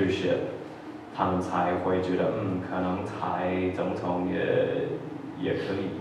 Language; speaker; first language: Chinese; early bilingual, heritage; English